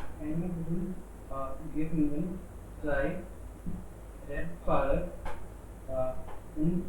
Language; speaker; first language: German; non-native, learner; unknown